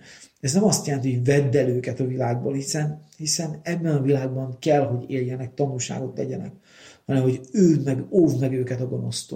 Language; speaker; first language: Hungarian; native; Hungarian